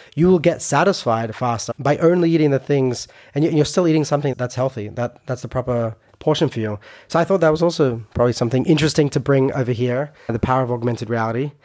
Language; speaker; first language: English; non-native, fluent; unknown